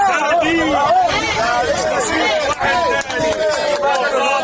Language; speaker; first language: Arabic; native; Arabic